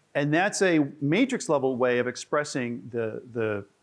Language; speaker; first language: English; native; English